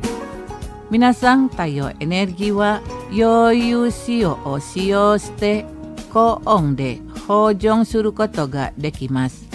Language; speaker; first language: Japanese; non-native, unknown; Indonesian